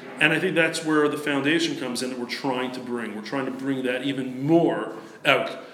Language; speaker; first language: English; native; English